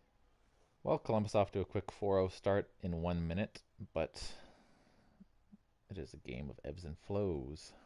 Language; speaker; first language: English; native; English